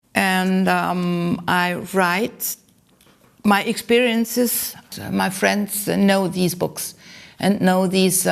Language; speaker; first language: English; non-native, learner; German